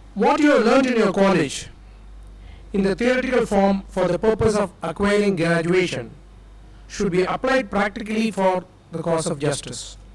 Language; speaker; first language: English; non-native, local second language; Tamil